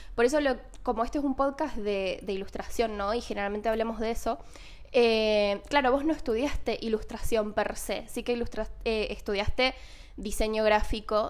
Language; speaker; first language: Spanish; native; Spanish